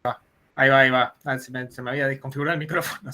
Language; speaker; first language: Spanish; native; Spanish